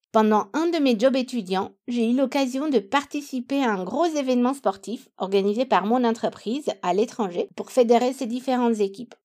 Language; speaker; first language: French; non-native, fluent; Romanian